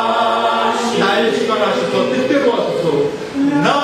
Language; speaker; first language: Korean; native; Korean